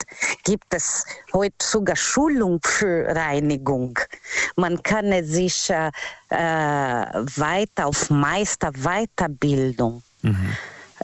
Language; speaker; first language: German; non-native, fluent; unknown